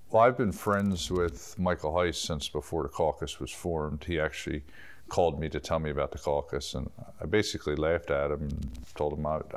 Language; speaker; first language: English; native; English